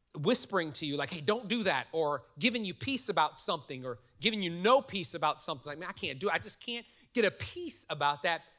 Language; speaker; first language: English; native; English